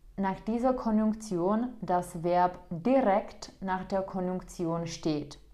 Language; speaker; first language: German; non-native, fluent; Czech